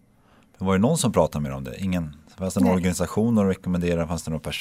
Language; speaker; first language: Swedish; native; Swedish